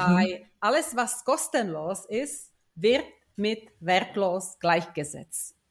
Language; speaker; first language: German; non-native, fluent; Czech